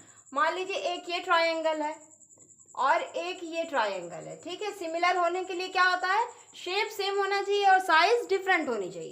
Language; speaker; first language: Hindi; native; Hindi